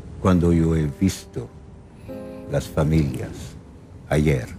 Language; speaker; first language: Spanish; non-native, fluent; English